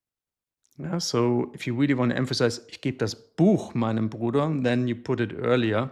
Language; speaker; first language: German; non-native, fluent; English